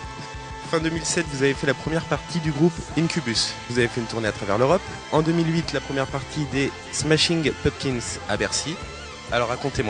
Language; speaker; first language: French; native; French